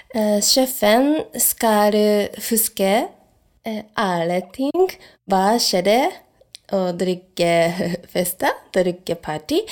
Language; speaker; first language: Norwegian; non-native, learner; Japanese